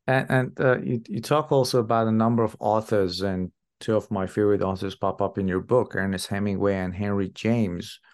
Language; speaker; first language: English; non-native, fluent; Persian